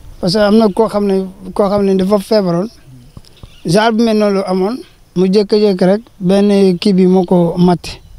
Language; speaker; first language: Wolof; non-native, fluent; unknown